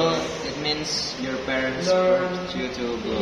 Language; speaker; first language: English; non-native, learner; Indonesian